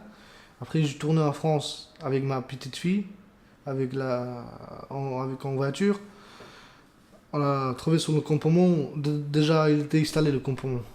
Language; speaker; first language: French; non-native, learner; Romanian